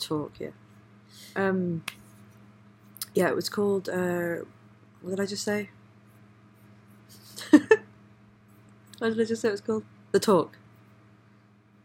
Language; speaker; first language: English; native; English